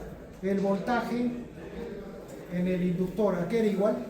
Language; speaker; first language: Spanish; native; Spanish